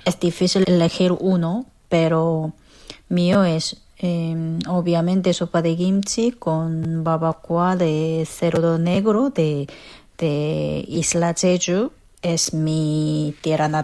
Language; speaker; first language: Spanish; non-native, fluent; Korean